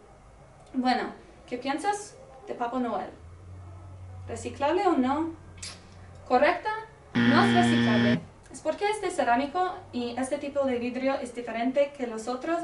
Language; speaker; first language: Spanish; non-native, learner; English